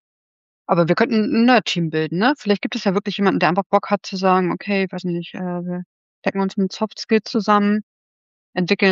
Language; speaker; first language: German; native; German